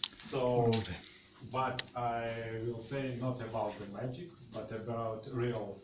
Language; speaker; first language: English; non-native, learner; Russian